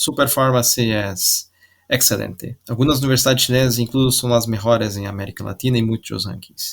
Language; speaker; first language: Portuguese; non-native, learner; Spanish